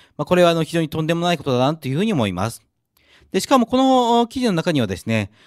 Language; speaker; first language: Japanese; native; Japanese